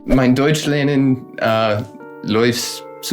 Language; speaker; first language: German; non-native, learner; English